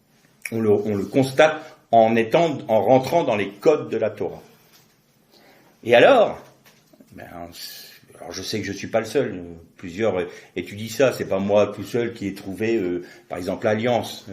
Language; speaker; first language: French; native; French